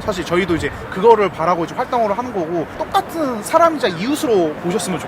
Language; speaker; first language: Korean; native; Korean